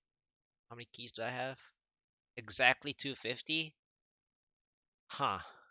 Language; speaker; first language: English; native; English